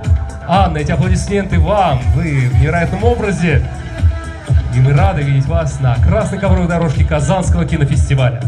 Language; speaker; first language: Russian; native; Russian